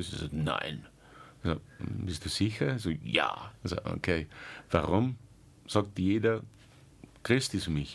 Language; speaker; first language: German; non-native, learner; English